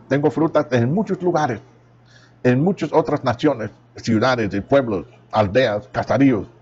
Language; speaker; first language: Spanish; non-native, fluent; English